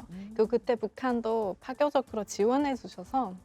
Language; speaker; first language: Korean; non-native, local second language; Chinese